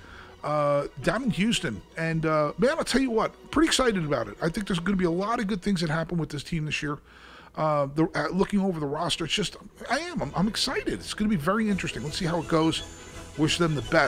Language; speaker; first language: English; native; English